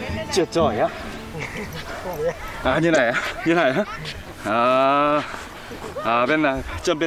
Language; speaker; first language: Vietnamese; non-native, fluent; Korean